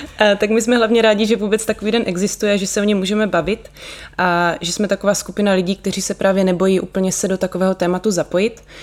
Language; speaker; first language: Czech; native; Czech